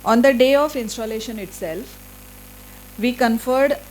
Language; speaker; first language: English; non-native, local second language; Marathi